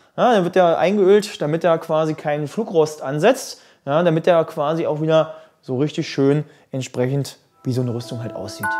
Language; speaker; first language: German; native; German